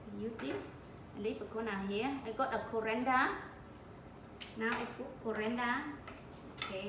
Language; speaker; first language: English; non-native, learner; Vietnamese